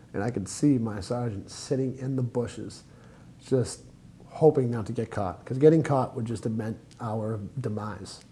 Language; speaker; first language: English; native; English